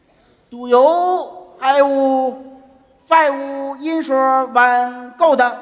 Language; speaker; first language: English; non-native, learner; Chinese